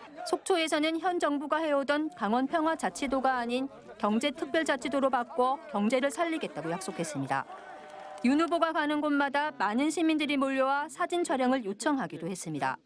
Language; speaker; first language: Korean; native; Korean